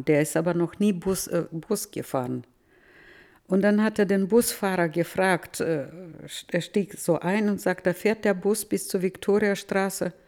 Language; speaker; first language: German; early bilingual, heritage; Russian